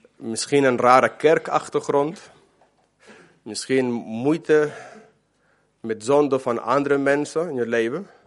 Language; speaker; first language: Dutch; non-native, fluent; Spanish